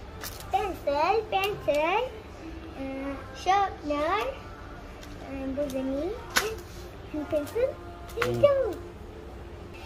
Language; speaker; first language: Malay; early bilingual, other home language; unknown